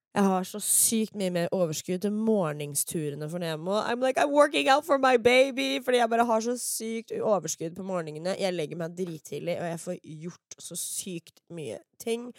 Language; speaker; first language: Norwegian; early bilingual, other home language; English